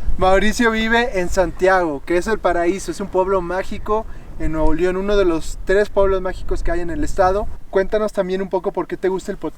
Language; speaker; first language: Spanish; native; Spanish